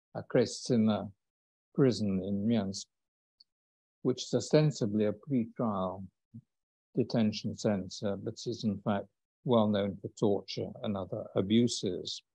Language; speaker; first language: English; native; English